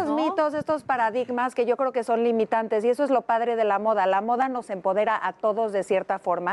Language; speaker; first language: Spanish; native; Spanish